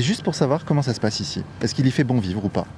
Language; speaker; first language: French; native; French